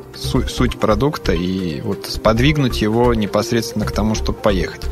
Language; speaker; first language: Russian; non-native, fluent; Serbian